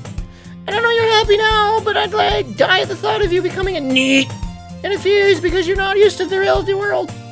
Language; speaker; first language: English; native; English